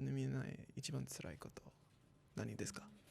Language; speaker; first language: Japanese; non-native, learner; English